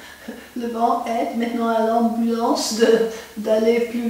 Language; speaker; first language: French; non-native, local second language; German